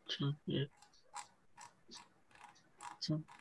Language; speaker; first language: Chinese; early bilingual, heritage; English